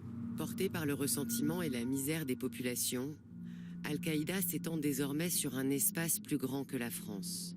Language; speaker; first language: French; native; French